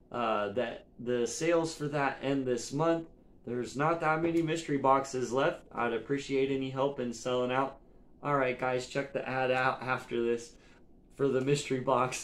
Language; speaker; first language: English; native; English